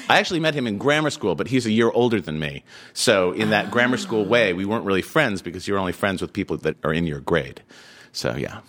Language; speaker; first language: English; native; English